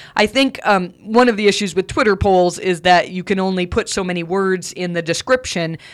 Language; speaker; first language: English; native; English